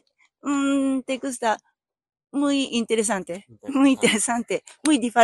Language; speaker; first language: Spanish; non-native, learner; Japanese